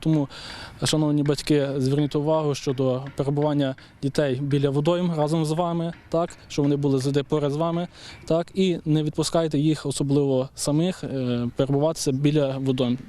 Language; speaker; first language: Ukrainian; native; Ukrainian